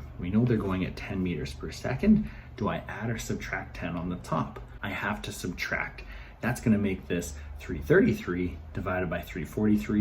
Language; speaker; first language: English; native; English